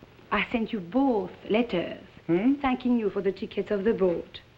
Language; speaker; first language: English; non-native, fluent; French